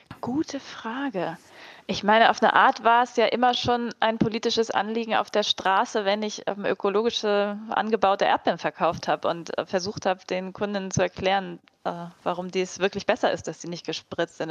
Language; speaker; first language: German; native; German